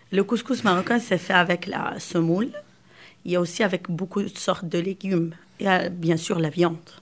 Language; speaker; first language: French; non-native, local second language; Arabic